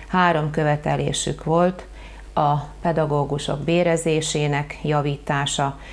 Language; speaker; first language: Hungarian; native; Hungarian